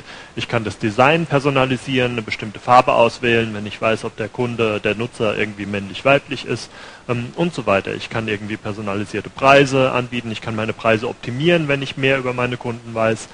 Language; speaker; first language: German; native; German